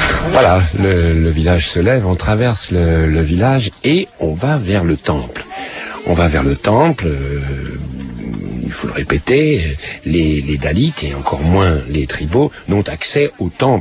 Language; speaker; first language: French; native; French